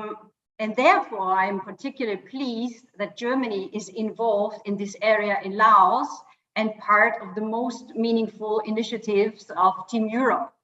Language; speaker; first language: English; non-native, fluent; German